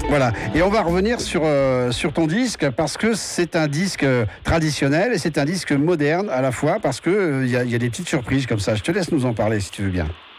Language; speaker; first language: French; native; French